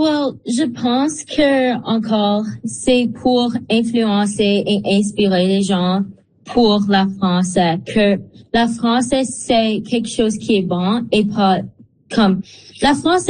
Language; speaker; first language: French; non-native, local second language; English